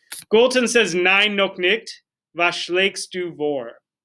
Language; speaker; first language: German; non-native, fluent; English